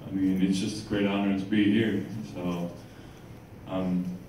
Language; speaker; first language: English; non-native, fluent; Finnish